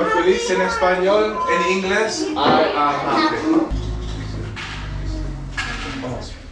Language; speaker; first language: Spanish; non-native, learner; English